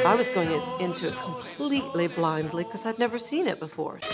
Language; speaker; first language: English; native; English